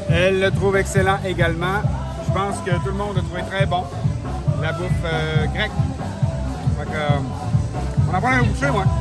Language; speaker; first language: French; native; French